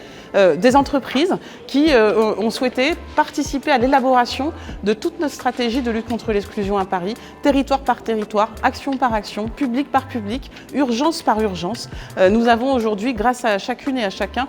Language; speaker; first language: French; native; French